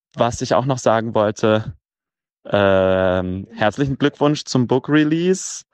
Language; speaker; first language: German; native; German